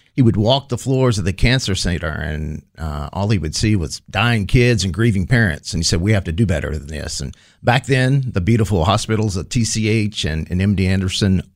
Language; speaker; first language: English; native; English